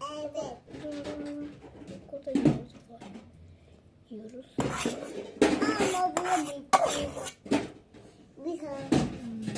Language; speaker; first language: Turkish; early bilingual, other home language; Persian